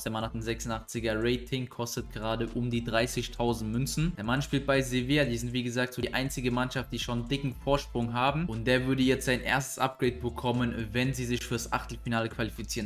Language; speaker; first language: German; native; German